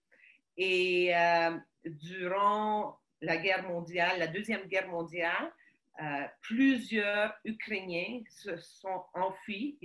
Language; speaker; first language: French; early bilingual, other home language; Ukrainian